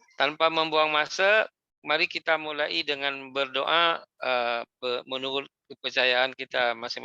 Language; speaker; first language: Malay; native; Malay